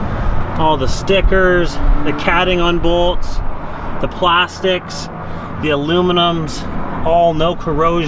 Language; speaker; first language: English; native; English